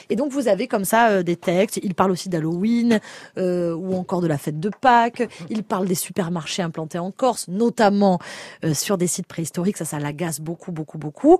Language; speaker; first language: French; native; French